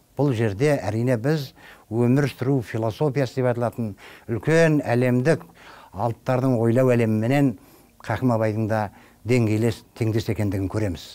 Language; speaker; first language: Kazakh; native; Kazakh